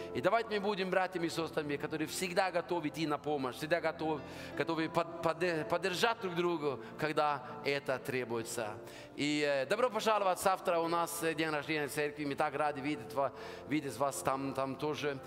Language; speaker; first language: Russian; non-native, learner; Norwegian